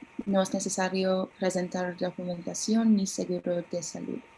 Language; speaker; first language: Spanish; non-native, learner; English